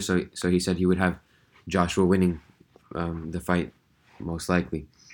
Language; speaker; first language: English; early bilingual, other home language; Russian